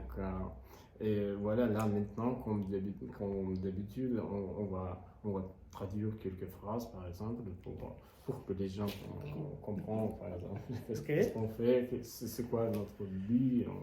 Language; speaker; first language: French; non-native, fluent; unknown